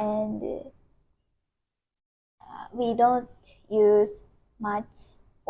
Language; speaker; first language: English; non-native, learner; Japanese